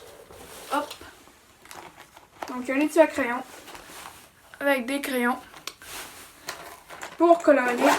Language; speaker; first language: French; native; French